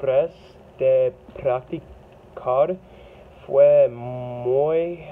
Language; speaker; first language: Spanish; non-native, learner; English